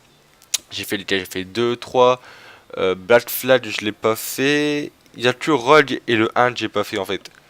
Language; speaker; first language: French; native; French